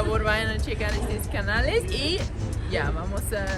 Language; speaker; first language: Spanish; non-native, learner; English